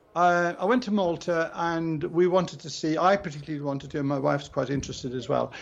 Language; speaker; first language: English; native; English